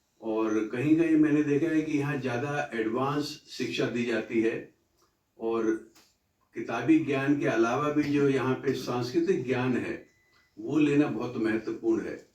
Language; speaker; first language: Hindi; native; Hindi